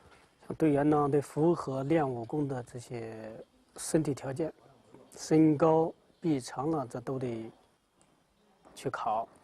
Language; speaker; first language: Chinese; native; Chinese